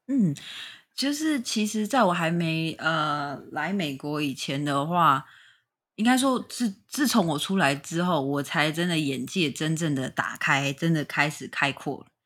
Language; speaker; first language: Chinese; native; Chinese